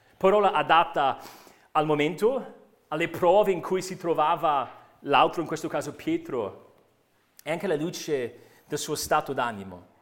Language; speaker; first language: Italian; non-native, fluent; English